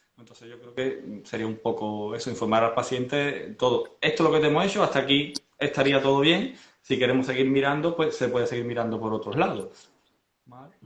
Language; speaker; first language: Spanish; native; Spanish